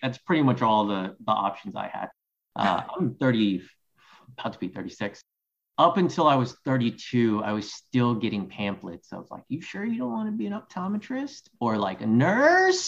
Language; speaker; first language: English; native; English